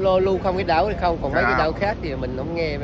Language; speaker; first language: Vietnamese; native; Vietnamese